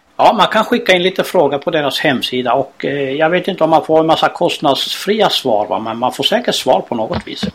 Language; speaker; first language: Swedish; native; Swedish